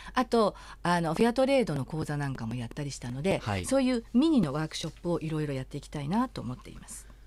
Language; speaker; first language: Japanese; native; Japanese